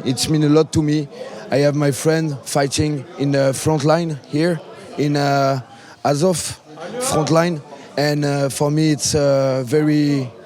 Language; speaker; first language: English; non-native, learner; French